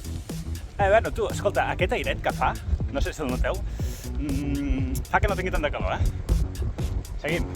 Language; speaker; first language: Catalan; native; Catalan